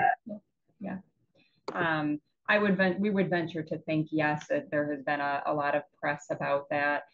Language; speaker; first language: English; native; English